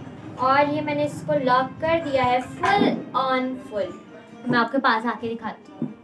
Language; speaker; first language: Hindi; native; Hindi